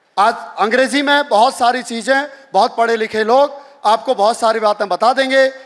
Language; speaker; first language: Hindi; native; Hindi